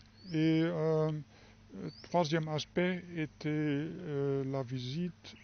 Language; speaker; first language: French; non-native, fluent; German